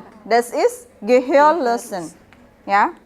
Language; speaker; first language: German; non-native, learner; Indonesian